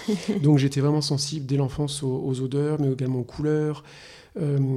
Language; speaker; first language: French; native; French